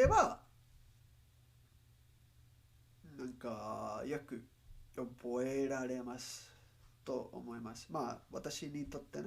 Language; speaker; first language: Japanese; non-native, learner; Spanish